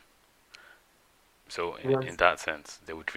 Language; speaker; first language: English; non-native, local second language; Yoruba